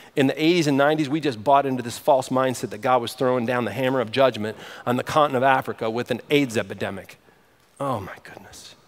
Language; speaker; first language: English; native; English